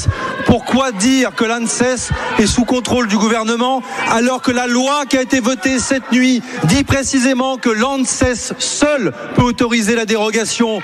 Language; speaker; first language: French; native; French